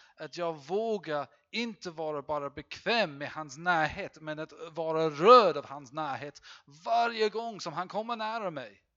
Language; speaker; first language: Swedish; non-native, fluent; English